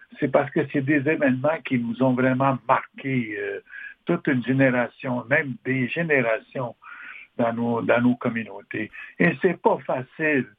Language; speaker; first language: French; non-native, local second language; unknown